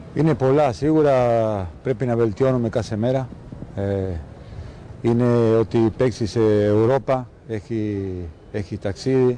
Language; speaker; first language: Greek; non-native, learner; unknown